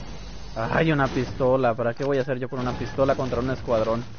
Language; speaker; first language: Spanish; native; Spanish